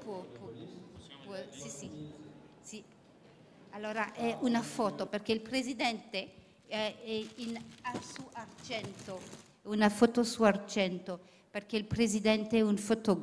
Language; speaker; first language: Italian; early bilingual, heritage; French